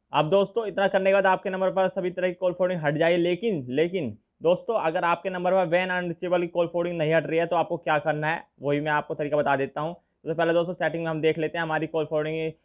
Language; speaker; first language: Hindi; native; Hindi